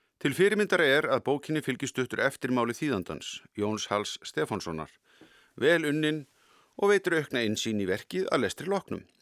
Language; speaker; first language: Icelandic; native; Icelandic